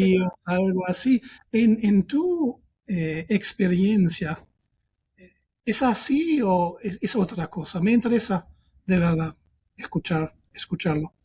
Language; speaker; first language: Spanish; non-native, fluent; German